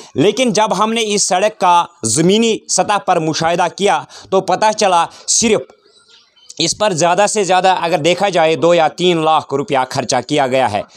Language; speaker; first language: Urdu; non-native, local second language; Kashmiri